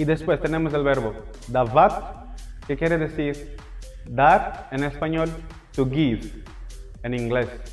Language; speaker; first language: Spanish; non-native, fluent; Portuguese